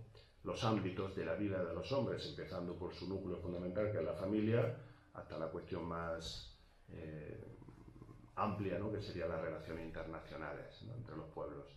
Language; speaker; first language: Spanish; native; Spanish